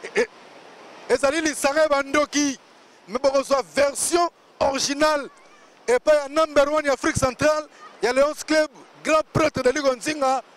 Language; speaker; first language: Lingala; native; Lingala